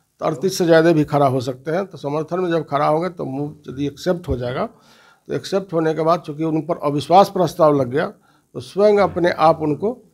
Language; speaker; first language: Hindi; native; Hindi